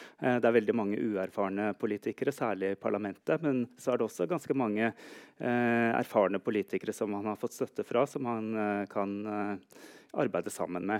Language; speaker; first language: Norwegian; native; Norwegian